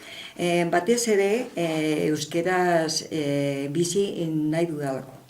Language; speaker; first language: Basque; non-native, learner; Spanish